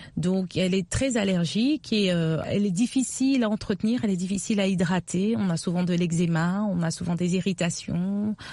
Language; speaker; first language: French; non-native, local second language; Lingala